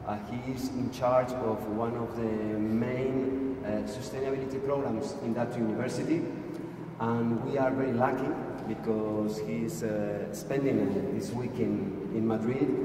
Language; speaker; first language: English; non-native, fluent; Spanish